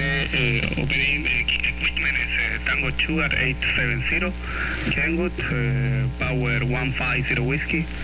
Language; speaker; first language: English; non-native, learner; Spanish